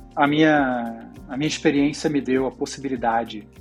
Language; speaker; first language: Portuguese; native; Portuguese